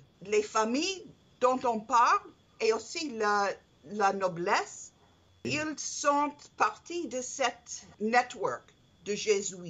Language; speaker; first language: French; non-native, learner; English